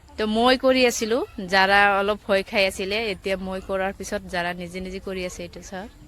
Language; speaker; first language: Assamese; non-native, local second language; Bangla